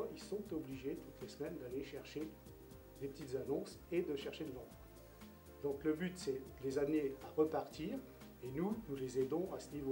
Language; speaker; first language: French; native; French